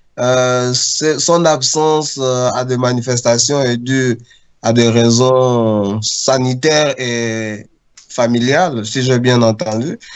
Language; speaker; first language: French; native; French